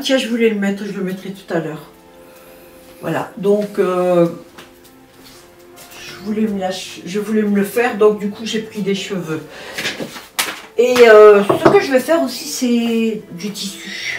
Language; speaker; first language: French; native; French